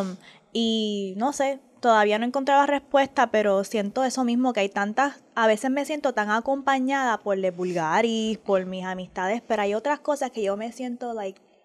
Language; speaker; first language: Spanish; early bilingual, heritage; Spanish